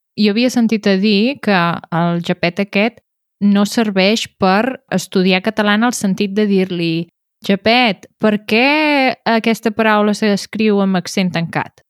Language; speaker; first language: Catalan; native; Catalan